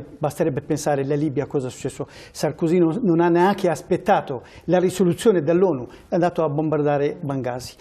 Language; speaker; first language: Italian; early bilingual, other home language; Kurdish